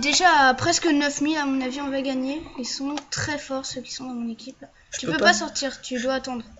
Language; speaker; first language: French; native; French